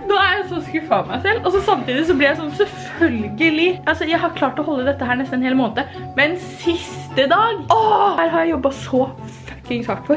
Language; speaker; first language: Norwegian; native; Norwegian